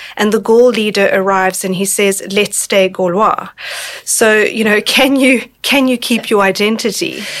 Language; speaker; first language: English; native; English